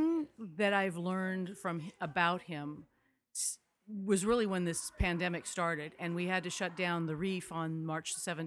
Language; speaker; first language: English; native; English